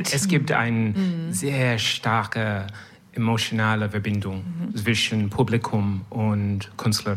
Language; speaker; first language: German; non-native, learner; French